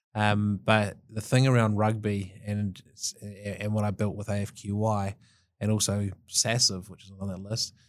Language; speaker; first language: English; native; English